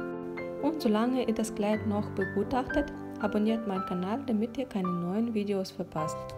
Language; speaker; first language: German; non-native, fluent; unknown